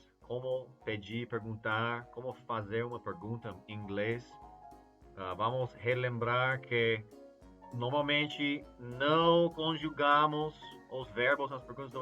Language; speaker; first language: Portuguese; non-native, fluent; English